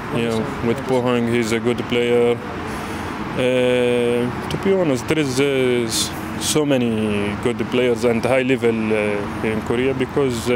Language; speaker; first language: English; non-native, learner; Arabic